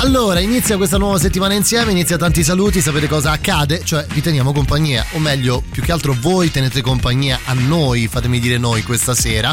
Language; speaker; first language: Italian; native; Italian